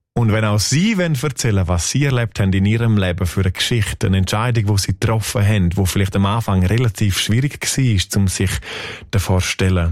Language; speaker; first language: German; native; German